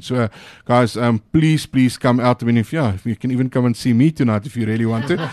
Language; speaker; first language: English; non-native, local second language; Afrikaans